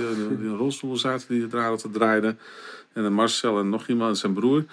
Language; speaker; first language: Dutch; native; Dutch